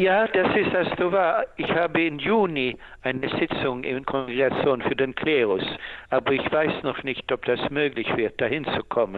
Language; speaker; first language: German; non-native, fluent; Swedish